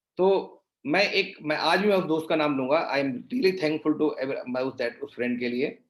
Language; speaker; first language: Hindi; native; Hindi